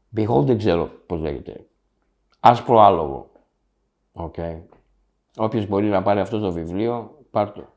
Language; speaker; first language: Greek; early bilingual, heritage; Greek